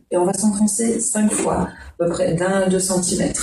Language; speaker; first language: French; native; French